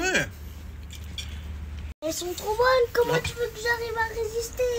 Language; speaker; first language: French; native; French